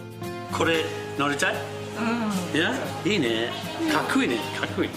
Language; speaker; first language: Japanese; non-native, learner; English